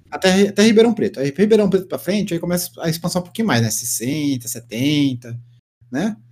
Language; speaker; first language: Portuguese; native; Portuguese